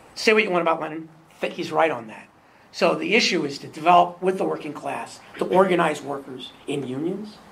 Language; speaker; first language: English; native; English